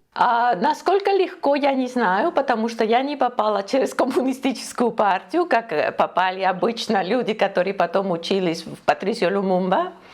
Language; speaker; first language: Russian; non-native, fluent; Spanish